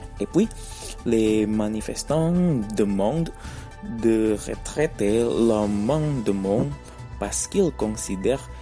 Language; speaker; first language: French; non-native, learner; Cantonese